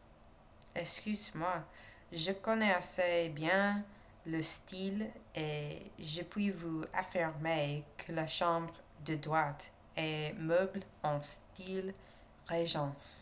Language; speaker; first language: French; non-native, learner; English